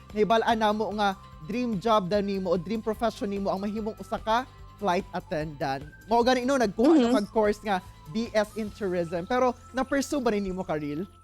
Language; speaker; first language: Cebuano; native; Cebuano